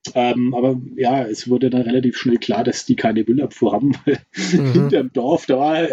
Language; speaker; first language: German; native; German